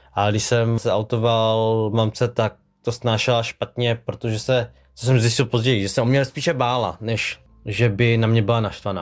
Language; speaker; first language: Czech; early bilingual, other home language; Vietnamese